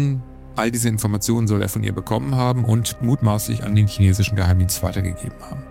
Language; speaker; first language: German; native; German